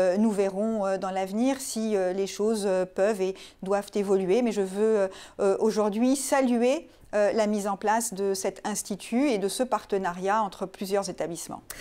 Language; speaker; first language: French; native; French